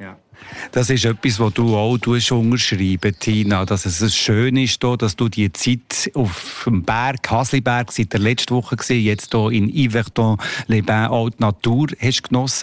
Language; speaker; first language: German; native; German